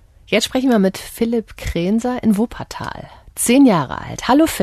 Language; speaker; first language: German; native; German